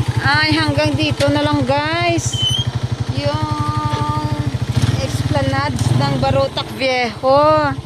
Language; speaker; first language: Filipino; non-native, local second language; Hiligaynon